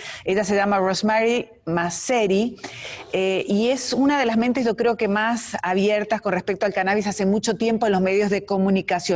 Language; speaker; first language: Spanish; native; Spanish